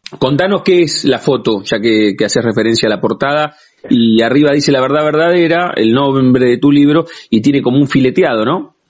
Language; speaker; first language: Spanish; native; Spanish